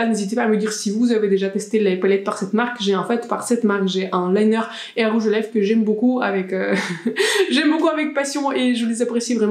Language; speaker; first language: French; native; French